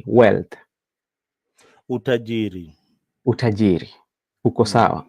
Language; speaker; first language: Swahili; non-native, local second language; Luo (Kenya and Tanzania)